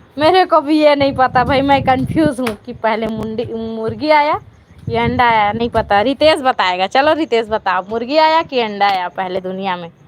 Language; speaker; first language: Hindi; native; Hindi